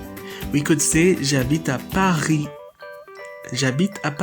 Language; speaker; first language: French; non-native, fluent; English